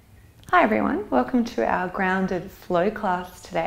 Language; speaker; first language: English; native; English